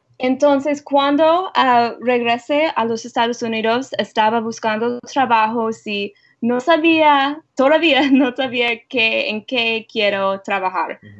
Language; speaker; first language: Spanish; non-native, learner; English